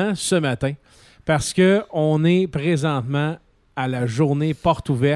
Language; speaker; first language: French; native; French